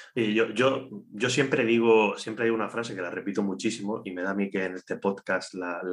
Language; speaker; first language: Spanish; native; Spanish